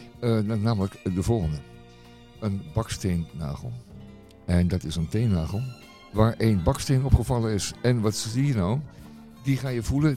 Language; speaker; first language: Dutch; native; Dutch